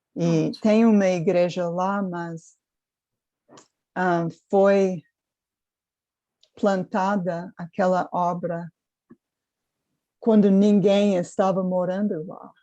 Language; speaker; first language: Portuguese; non-native, fluent; English